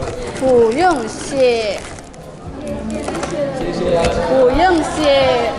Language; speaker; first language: Chinese; non-native, fluent; Indonesian